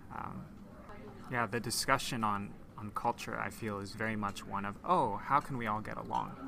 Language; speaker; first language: English; non-native, local second language; Cantonese